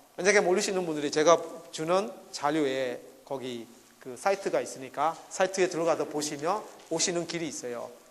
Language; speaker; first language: Korean; non-native, fluent; Burmese